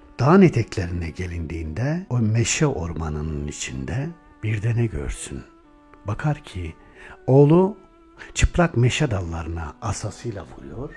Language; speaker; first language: Turkish; native; Turkish